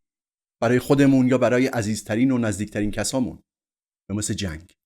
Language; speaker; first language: Persian; native; Persian